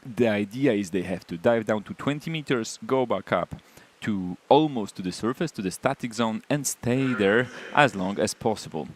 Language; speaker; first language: English; non-native, fluent; Polish